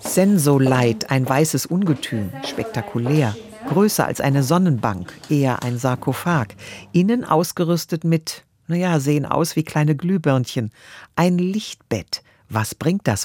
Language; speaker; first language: German; native; German